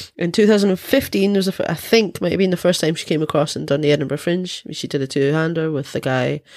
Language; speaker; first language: English; native; English